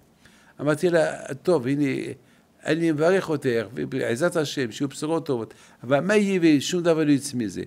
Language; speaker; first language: Hebrew; non-native, fluent; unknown